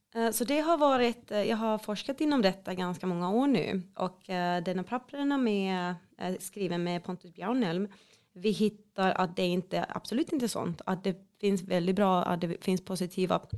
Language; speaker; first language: Swedish; non-native, fluent; Finnish